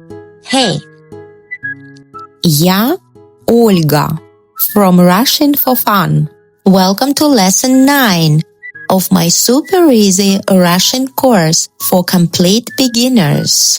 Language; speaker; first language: English; non-native, fluent; Russian